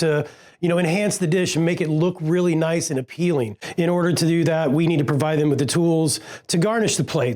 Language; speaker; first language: English; native; English